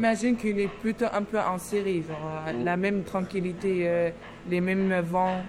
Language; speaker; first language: French; non-native, learner; Arabic